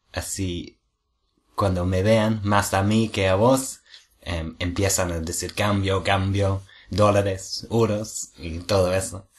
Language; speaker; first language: Spanish; non-native, fluent; English